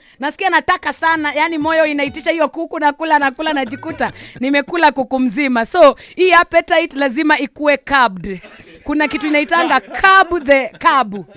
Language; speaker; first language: Swahili; non-native, local second language; Kamba